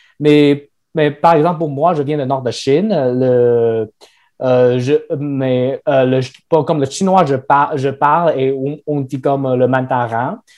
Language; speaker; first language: French; non-native, learner; Chinese